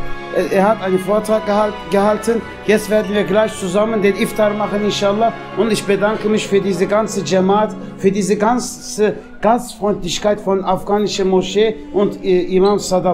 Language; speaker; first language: German; early bilingual, other home language; Turkish